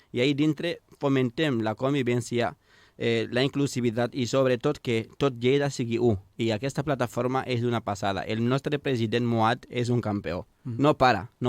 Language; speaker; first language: Catalan; non-native, fluent; Fula